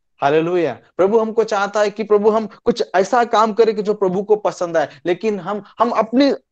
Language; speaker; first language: Hindi; non-native, local second language; Marathi